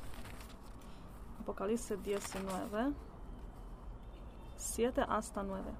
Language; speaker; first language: Spanish; non-native, learner; Italian